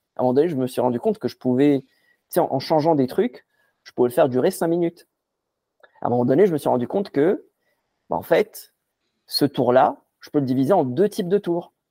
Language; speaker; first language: French; non-native, local second language; Arabic